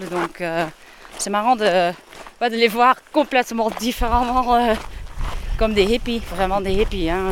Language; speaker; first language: French; non-native, fluent; Dutch